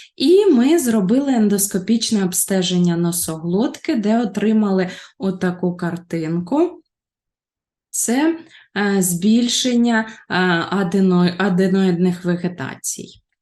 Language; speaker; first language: Ukrainian; native; Ukrainian